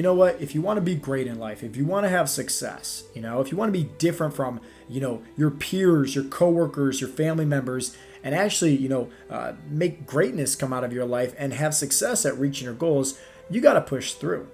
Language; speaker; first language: English; native; English